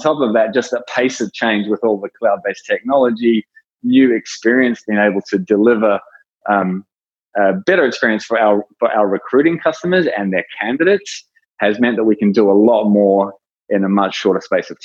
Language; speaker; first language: English; native; English